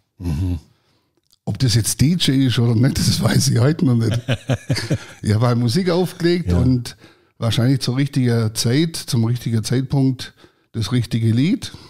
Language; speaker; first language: German; early bilingual, other home language; Croatian